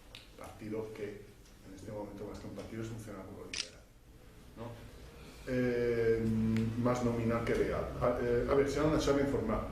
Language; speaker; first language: Spanish; non-native, fluent; Italian